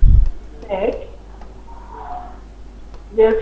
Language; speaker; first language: German; non-native, learner; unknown